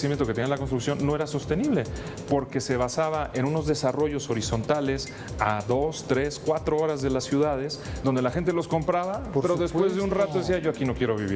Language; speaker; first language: Spanish; native; Spanish